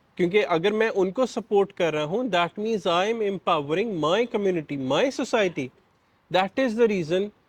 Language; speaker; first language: Urdu; native; Urdu